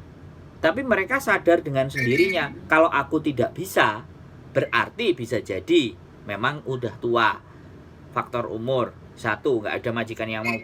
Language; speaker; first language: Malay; non-native, local second language; Javanese